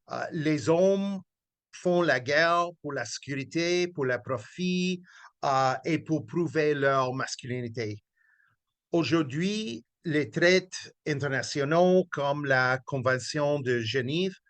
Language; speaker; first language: French; non-native, local second language; English